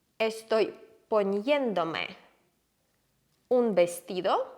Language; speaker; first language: Spanish; non-native, fluent; Ukrainian